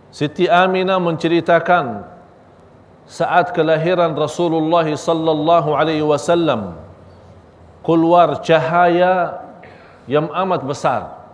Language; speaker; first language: Malay; non-native, fluent; Arabic